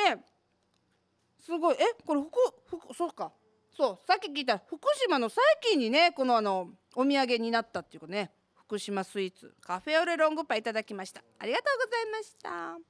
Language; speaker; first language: Japanese; native; Japanese